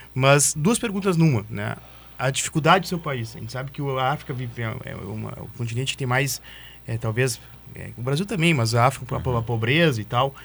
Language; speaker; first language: Portuguese; native; Portuguese